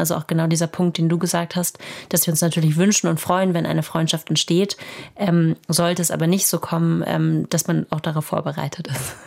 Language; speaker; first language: German; native; German